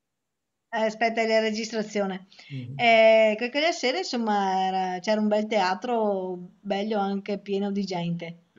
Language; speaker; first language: Italian; native; Italian